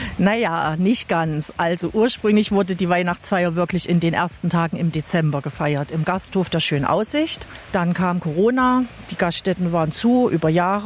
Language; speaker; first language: German; native; German